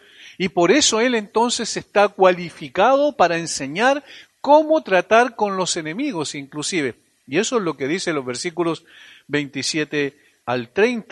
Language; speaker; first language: Spanish; native; Spanish